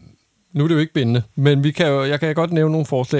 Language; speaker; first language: Danish; native; Danish